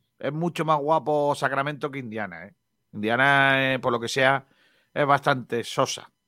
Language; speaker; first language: Spanish; native; Spanish